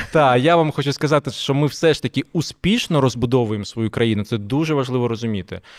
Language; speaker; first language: Ukrainian; non-native, local second language; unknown